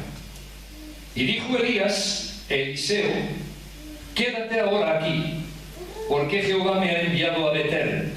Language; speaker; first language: Spanish; early bilingual, heritage; French